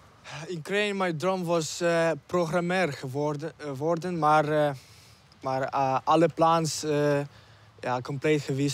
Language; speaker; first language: Dutch; non-native, learner; Ukrainian